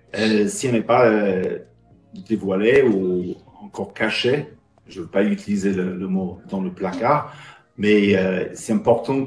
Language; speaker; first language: French; non-native, fluent; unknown